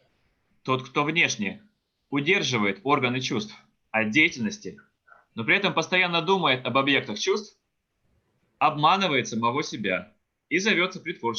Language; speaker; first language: Russian; native; Russian